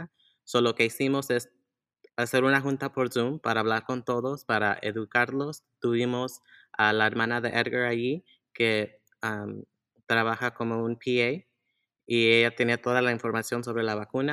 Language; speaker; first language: Spanish; early bilingual, heritage; Spanish